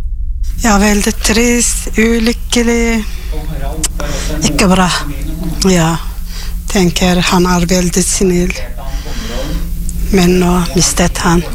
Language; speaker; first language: Norwegian; non-native, learner; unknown